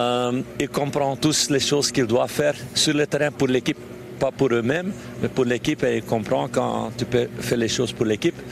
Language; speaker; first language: French; non-native, local second language; Dutch